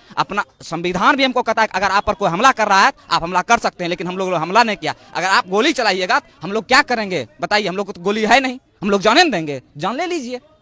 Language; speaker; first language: Hindi; native; Hindi